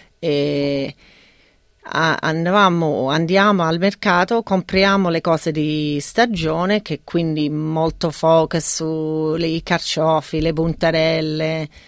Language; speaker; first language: Italian; non-native, fluent; English